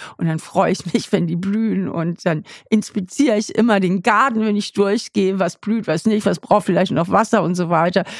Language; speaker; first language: German; native; German